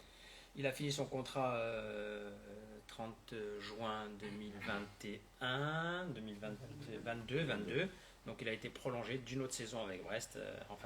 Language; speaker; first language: French; native; French